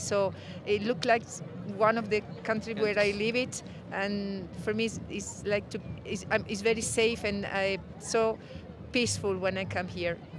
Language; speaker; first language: English; non-native, learner; Italian